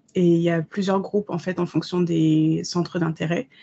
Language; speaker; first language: French; native; French